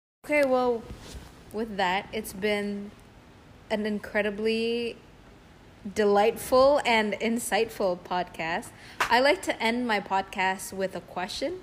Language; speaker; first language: English; non-native, fluent; Indonesian